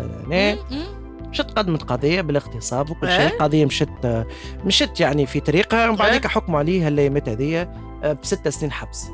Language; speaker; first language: Arabic; native; Arabic